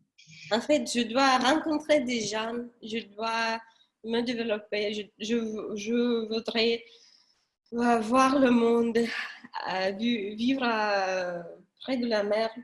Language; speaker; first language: French; non-native, learner; Russian